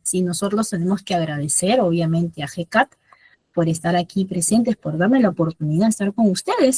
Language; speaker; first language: Spanish; native; Spanish